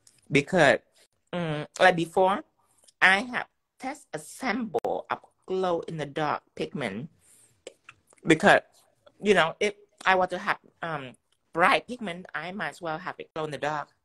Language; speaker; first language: English; non-native, fluent; Vietnamese